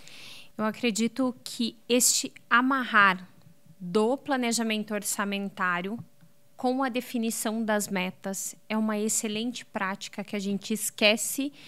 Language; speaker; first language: Portuguese; native; Portuguese